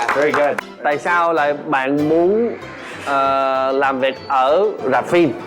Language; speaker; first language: Vietnamese; non-native, fluent; English